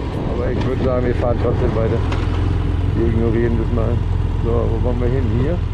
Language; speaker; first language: German; native; German